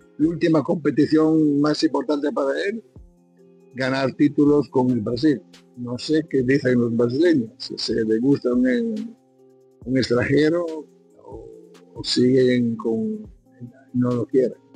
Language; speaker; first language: Spanish; non-native, learner; Dutch